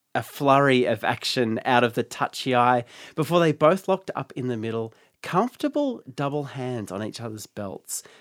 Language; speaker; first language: English; native; English